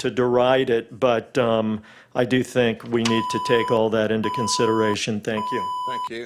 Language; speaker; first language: English; native; English